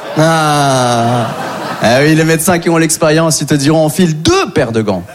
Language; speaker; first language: French; native; French